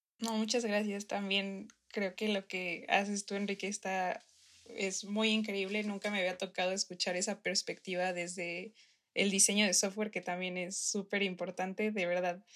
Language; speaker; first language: Spanish; native; Spanish